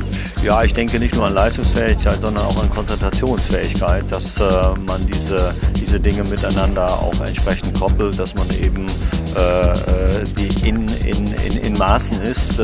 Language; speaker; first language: German; native; German